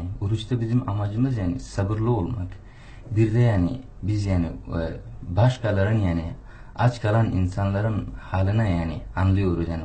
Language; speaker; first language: Turkish; non-native, fluent; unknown